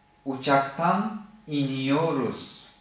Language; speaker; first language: Turkish; non-native, fluent; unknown